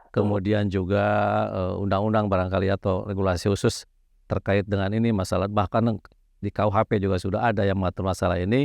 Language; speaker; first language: Indonesian; native; Indonesian